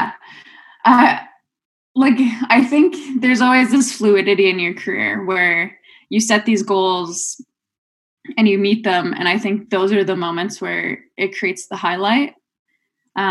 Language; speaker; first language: English; native; English